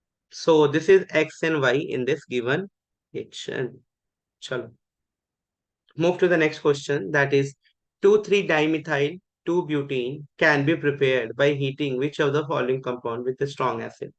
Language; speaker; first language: English; non-native, local second language; Hindi